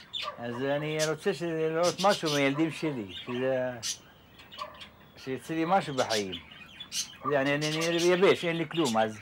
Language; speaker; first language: Hebrew; non-native, local second language; Arabic